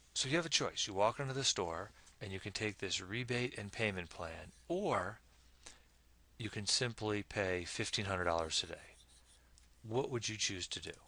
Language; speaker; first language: English; native; English